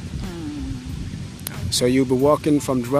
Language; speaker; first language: English; non-native, local second language; Wolof